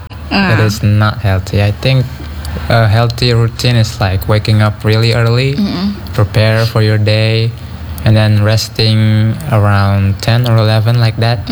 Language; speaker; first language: English; non-native, fluent; Indonesian